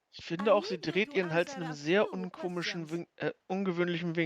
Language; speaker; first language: German; native; German